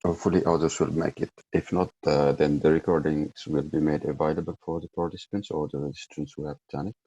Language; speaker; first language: English; non-native, local second language; Nepali